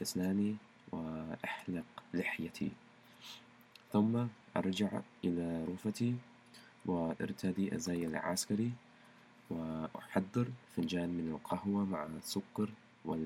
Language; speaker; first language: Arabic; non-native, learner; English